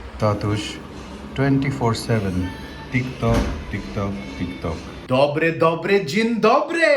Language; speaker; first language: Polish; non-native, learner; Hindi